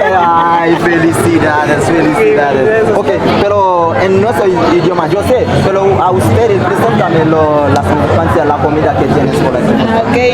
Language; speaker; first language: Spanish; non-native, learner; Haitian Creole